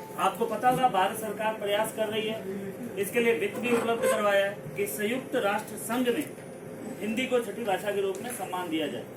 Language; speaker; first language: Hindi; non-native, local second language; Punjabi